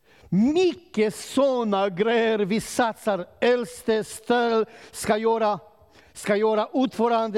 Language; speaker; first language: Swedish; non-native, learner; Romanian